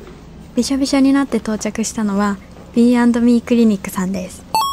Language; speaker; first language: Japanese; native; Japanese